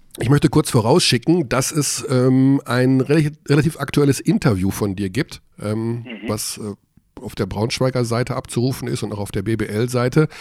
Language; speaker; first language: German; native; German